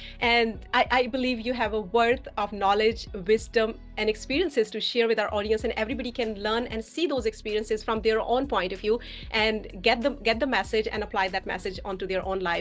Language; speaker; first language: English; non-native, fluent; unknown